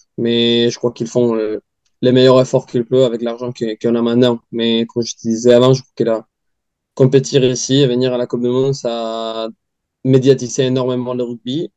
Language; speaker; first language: French; non-native, fluent; Spanish